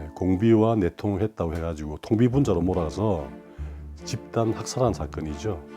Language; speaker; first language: Korean; native; Korean